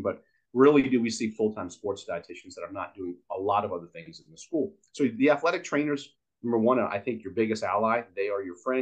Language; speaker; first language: English; native; English